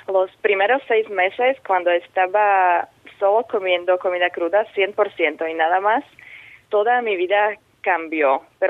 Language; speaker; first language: Spanish; non-native, fluent; Slovak